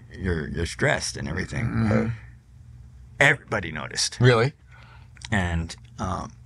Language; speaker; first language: English; native; English